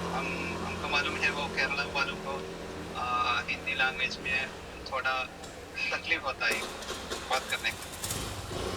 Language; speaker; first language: Hindi; non-native, local second language; Malayalam